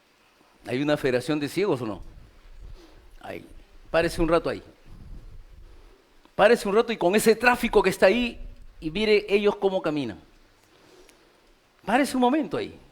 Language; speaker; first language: Spanish; native; Spanish